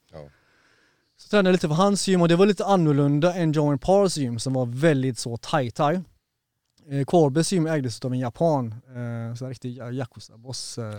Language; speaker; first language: Swedish; native; Swedish